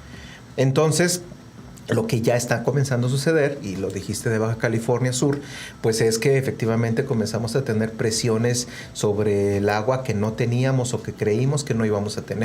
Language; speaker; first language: Spanish; native; Spanish